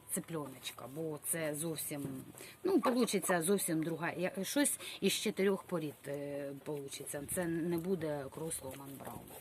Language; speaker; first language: Ukrainian; native; Ukrainian